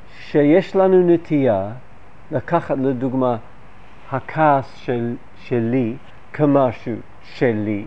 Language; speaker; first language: Hebrew; non-native, fluent; English